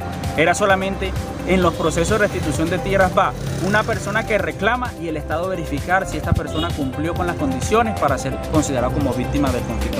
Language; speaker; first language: Spanish; native; Spanish